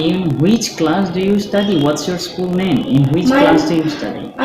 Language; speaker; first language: English; non-native, fluent; Bangla